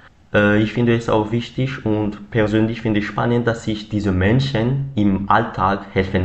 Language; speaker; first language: German; non-native, learner; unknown